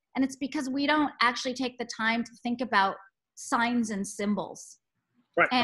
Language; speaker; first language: English; native; English